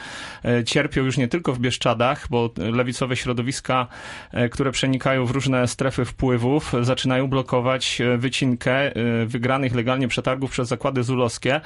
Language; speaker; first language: Polish; native; Polish